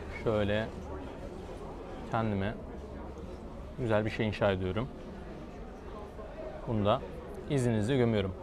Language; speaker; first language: Turkish; native; Turkish